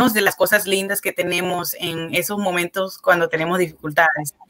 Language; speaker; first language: Spanish; early bilingual, heritage; Spanish